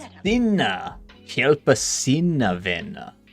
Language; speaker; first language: Swedish; non-native, learner; English